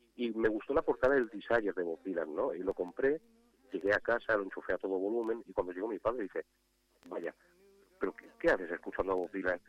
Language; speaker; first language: Spanish; native; Spanish